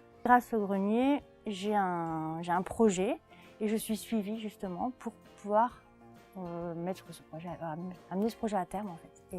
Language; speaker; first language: French; native; French